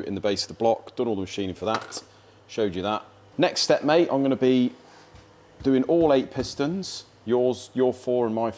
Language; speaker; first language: English; native; English